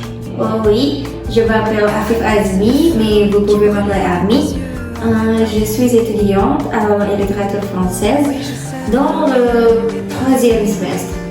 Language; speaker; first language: French; non-native, learner; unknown